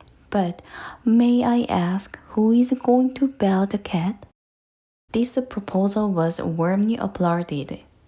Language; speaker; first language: English; non-native, fluent; Korean